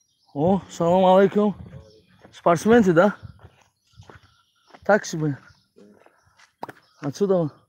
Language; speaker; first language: Russian; non-native, local second language; Tajik